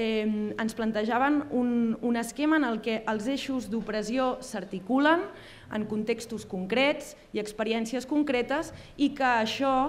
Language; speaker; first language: Catalan; native; Catalan